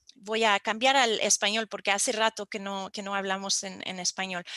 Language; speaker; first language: Spanish; non-native, fluent; French